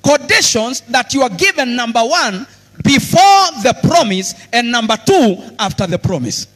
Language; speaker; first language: English; non-native, local second language; Swahili